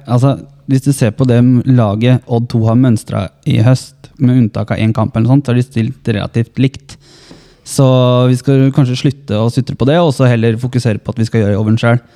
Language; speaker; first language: Norwegian; native; Norwegian